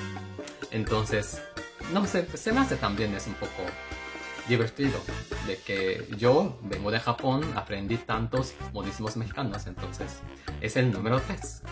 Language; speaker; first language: Spanish; non-native, fluent; Japanese